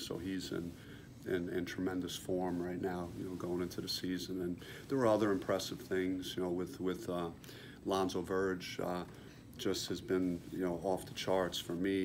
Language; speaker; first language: English; native; English